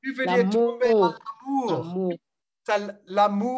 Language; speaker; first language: French; non-native, learner; English